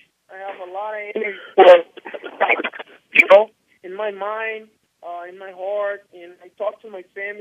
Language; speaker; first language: English; non-native, learner; Portuguese